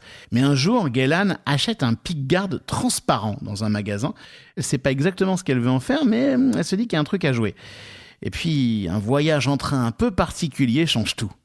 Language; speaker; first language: French; native; French